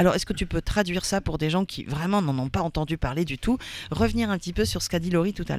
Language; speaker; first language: French; native; French